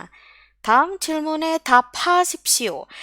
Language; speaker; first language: Korean; non-native, fluent; Indonesian